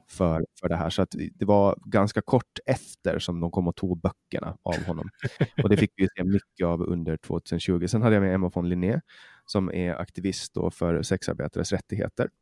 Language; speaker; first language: Swedish; native; Swedish